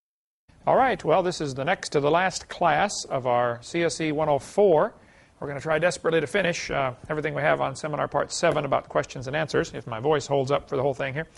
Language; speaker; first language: English; native; English